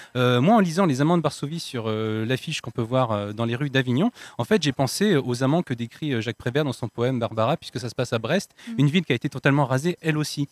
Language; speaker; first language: French; native; French